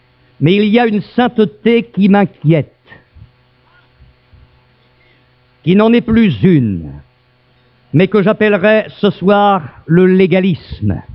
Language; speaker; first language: French; native; French